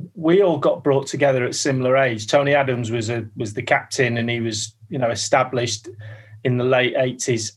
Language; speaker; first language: English; native; English